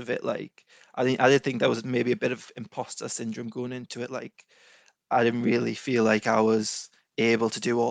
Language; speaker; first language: English; native; English